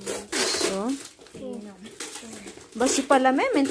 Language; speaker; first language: French; non-native, learner; Cebuano